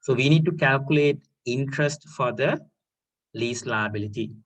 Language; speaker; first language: English; non-native, local second language; Sinhala